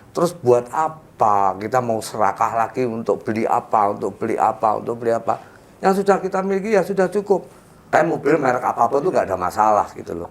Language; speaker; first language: Indonesian; native; Indonesian